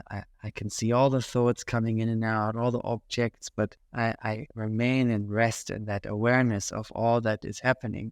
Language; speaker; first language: English; non-native, fluent; German